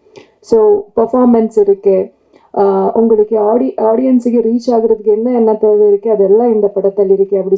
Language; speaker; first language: Tamil; non-native, local second language; Kannada